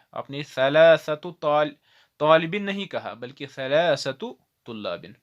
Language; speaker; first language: Urdu; non-native, local second language; Kashmiri